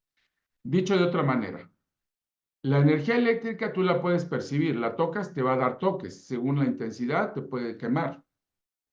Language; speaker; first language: Spanish; native; Spanish